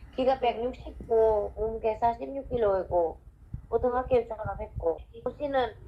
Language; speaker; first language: Korean; non-native, learner; Vietnamese